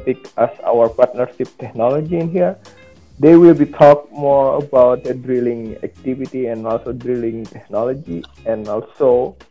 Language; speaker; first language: English; non-native, learner; Indonesian